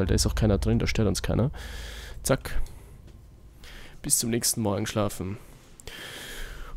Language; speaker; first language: German; native; German